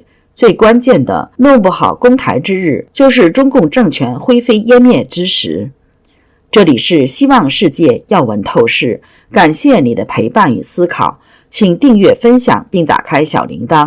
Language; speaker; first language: Chinese; native; Chinese